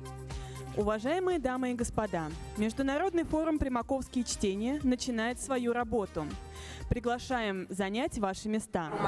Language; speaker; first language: Russian; native; Russian